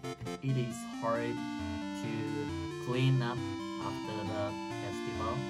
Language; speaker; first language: English; non-native, learner; Japanese